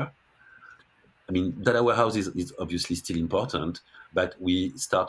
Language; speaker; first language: English; non-native, fluent; French